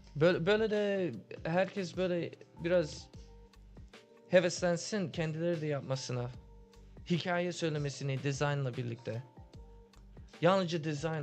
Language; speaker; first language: Turkish; early bilingual, heritage; Turkish